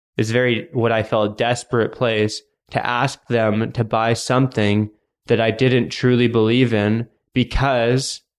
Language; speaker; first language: English; native; English